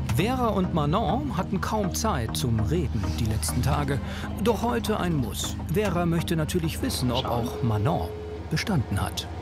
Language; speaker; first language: German; native; German